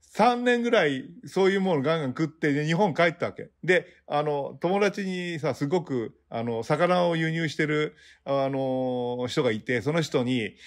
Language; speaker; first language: Japanese; native; Japanese